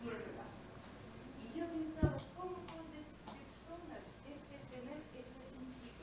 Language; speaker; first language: Spanish; non-native, learner; Russian